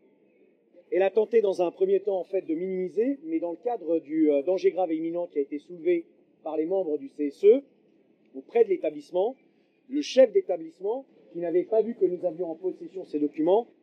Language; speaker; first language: French; native; French